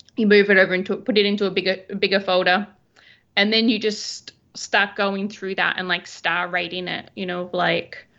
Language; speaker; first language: English; native; English